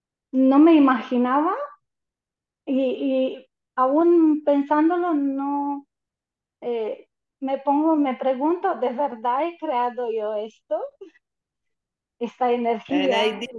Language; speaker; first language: Spanish; non-native, fluent; Romanian